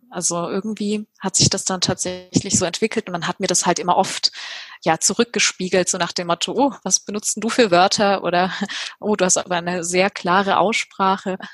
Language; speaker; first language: German; native; German